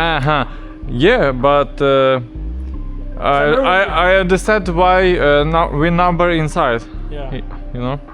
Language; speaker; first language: English; non-native, learner; Ukrainian